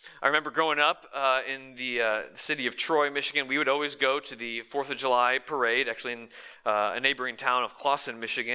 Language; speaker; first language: English; native; English